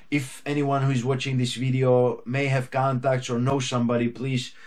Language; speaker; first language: English; non-native, fluent; Czech